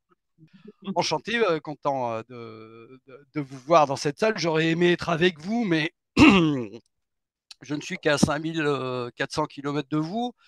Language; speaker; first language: French; native; French